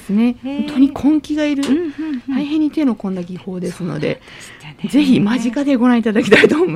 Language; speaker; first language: Japanese; native; Japanese